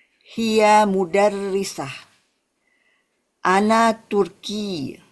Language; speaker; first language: Arabic; non-native, learner; Indonesian